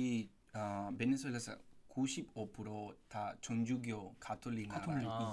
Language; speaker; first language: Korean; non-native, fluent; Spanish